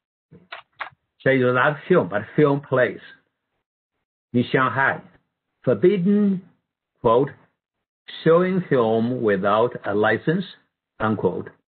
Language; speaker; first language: English; non-native, fluent; Chinese